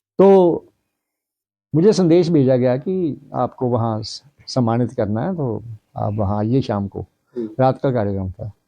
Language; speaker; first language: Hindi; non-native, local second language; Punjabi